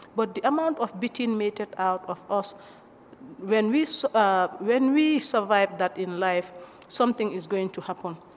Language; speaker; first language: English; non-native, local second language; Mandingo